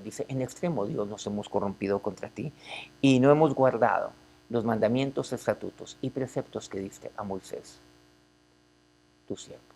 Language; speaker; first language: Spanish; native; Spanish